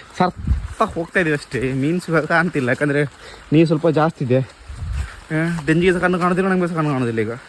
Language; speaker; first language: Kannada; non-native, local second language; Tulu